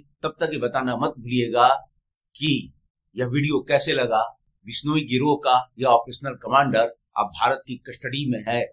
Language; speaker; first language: Hindi; native; Hindi